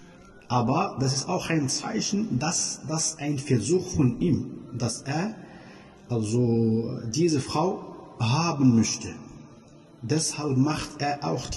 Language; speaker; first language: German; non-native, fluent; Arabic